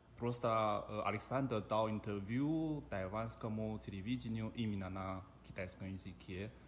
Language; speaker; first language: Russian; non-native, fluent; Chinese